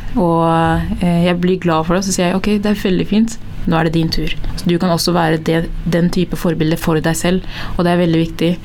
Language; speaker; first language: Norwegian; early bilingual, other home language; Tigrinya